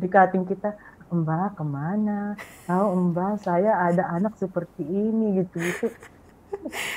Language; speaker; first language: Indonesian; non-native, fluent; Filipino